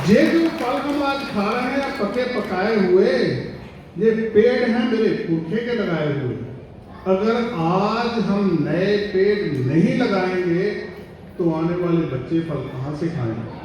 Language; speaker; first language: Hindi; non-native, local second language; Punjabi